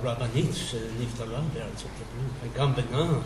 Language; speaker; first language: Hebrew; non-native, learner; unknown